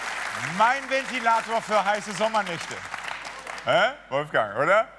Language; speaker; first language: German; native; German